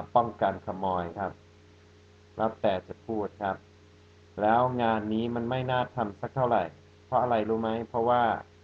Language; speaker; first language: Thai; non-native, fluent; English